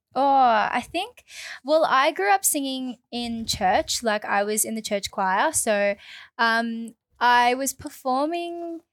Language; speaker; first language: English; early bilingual, other home language; Filipino